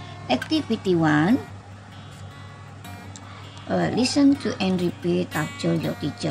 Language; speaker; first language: English; non-native, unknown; Indonesian